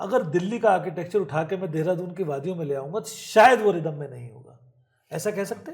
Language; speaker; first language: Hindi; native; Hindi